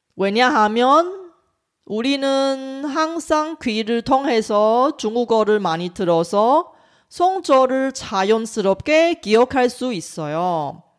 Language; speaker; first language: Korean; non-native, fluent; Chinese